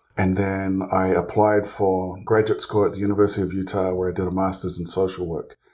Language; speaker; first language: English; native; English